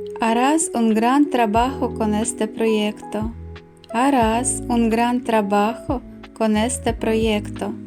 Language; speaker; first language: Spanish; non-native, fluent; Ukrainian